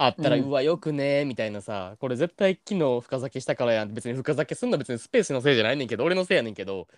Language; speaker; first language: Japanese; native; Japanese